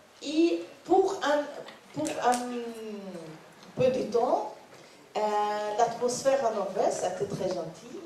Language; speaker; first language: French; non-native, learner; Norwegian